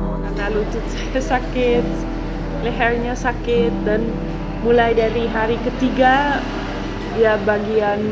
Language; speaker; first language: Indonesian; non-native, fluent; Dutch